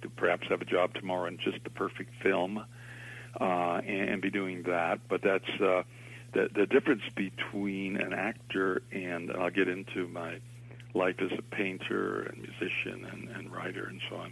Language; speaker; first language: English; native; English